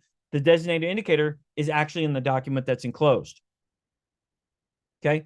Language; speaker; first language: English; native; English